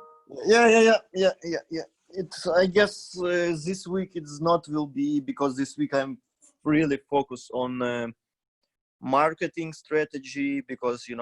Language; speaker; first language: English; non-native, learner; Russian